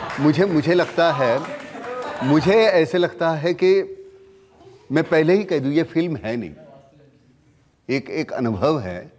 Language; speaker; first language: Hindi; non-native, local second language; Marathi